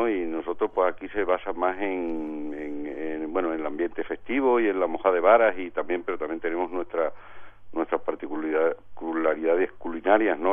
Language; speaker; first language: Spanish; native; Spanish